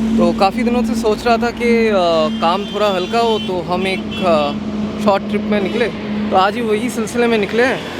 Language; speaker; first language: Hindi; non-native, local second language; Bangla